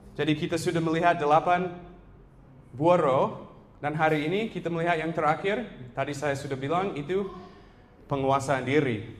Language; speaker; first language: Indonesian; non-native, fluent; English